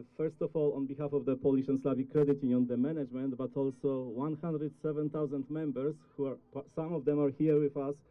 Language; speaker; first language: English; non-native, fluent; Polish